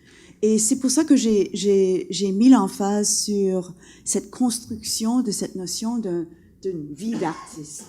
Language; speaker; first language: French; non-native, local second language; English